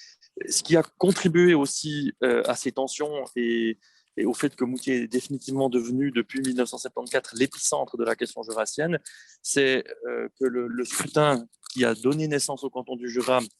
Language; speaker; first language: French; native; French